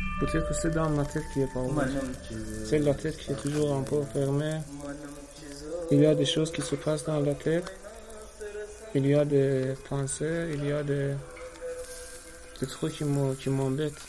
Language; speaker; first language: French; non-native, learner; Persian